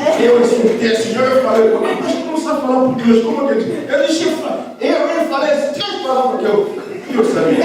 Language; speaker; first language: Portuguese; non-native, fluent; Lingala